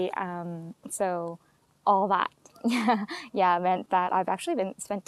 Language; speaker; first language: English; native; English